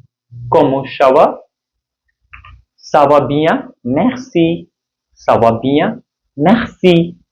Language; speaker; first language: French; non-native, fluent; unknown